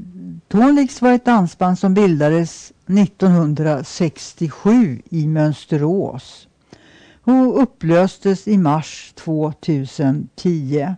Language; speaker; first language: Swedish; native; Swedish